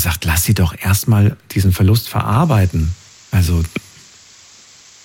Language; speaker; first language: German; native; German